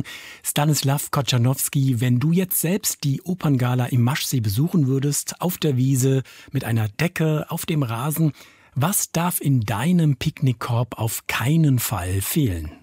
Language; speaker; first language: German; native; German